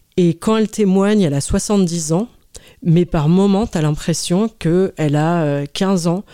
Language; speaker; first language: French; native; French